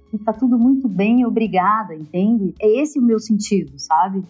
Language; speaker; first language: Portuguese; native; Portuguese